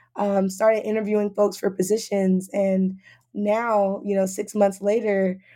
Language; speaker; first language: English; native; English